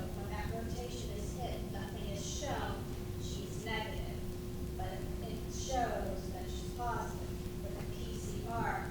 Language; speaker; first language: English; early bilingual, other home language; Italian